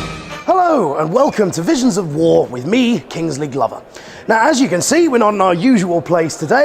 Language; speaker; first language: English; native; English